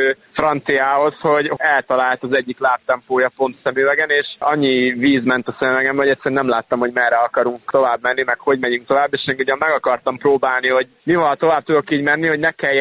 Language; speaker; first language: Hungarian; native; Hungarian